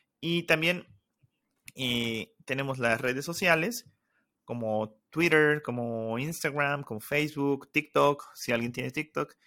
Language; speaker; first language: Spanish; native; Spanish